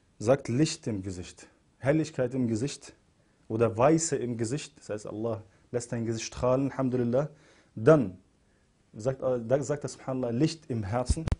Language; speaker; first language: German; non-native, fluent; Arabic